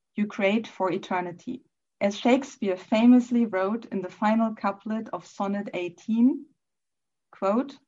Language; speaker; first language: English; non-native, fluent; German